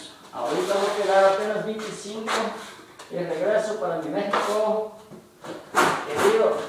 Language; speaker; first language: Spanish; non-native, fluent; Portuguese